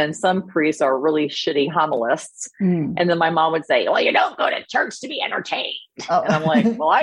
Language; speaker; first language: English; native; English